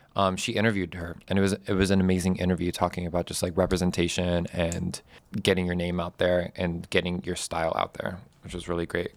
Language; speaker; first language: English; native; English